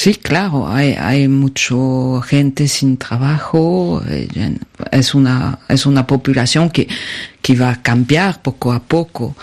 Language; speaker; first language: Spanish; non-native, learner; French